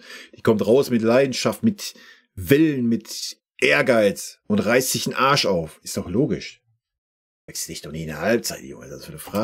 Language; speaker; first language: German; native; German